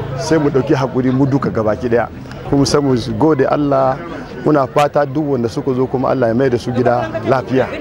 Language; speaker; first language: Hausa; non-native, local second language; Fula